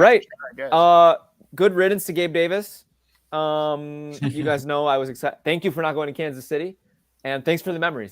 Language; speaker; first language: English; native; English